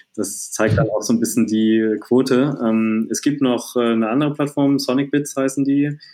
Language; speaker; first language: German; native; German